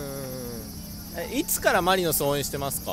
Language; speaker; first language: Japanese; native; Japanese